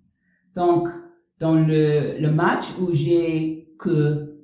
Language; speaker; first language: French; non-native, learner; English